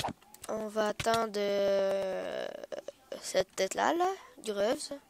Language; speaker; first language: French; native; French